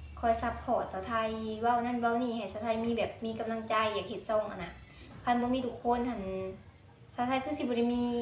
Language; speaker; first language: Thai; non-native, local second language; Lao